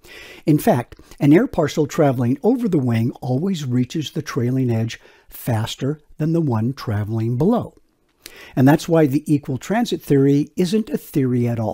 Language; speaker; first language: English; native; English